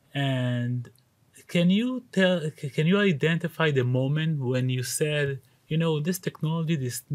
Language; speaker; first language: English; non-native, fluent; Hebrew